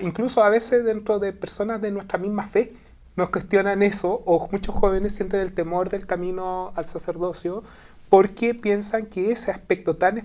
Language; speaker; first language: Spanish; native; Spanish